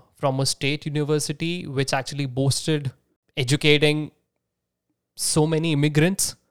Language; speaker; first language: English; non-native, local second language; Marathi